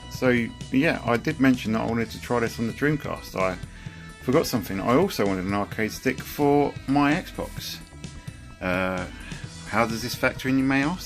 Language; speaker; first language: English; native; English